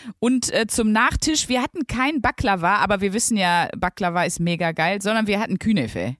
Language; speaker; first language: German; native; German